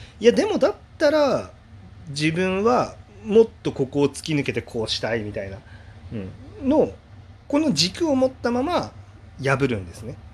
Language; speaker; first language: Japanese; native; Japanese